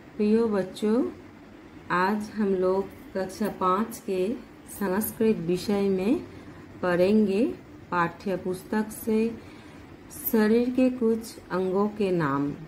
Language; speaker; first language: Hindi; native; Hindi